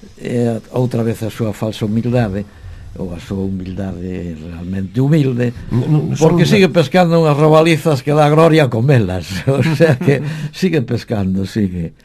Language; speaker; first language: Galician; native; Galician